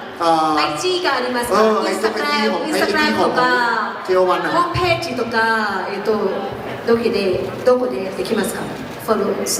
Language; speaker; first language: Japanese; non-native, learner; Thai